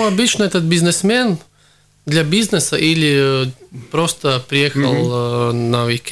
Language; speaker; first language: Russian; non-native, local second language; Latvian